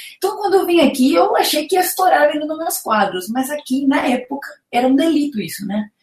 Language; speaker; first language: Portuguese; non-native, fluent; Spanish